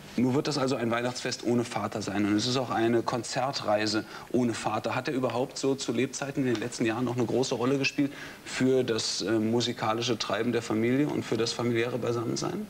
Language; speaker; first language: German; native; German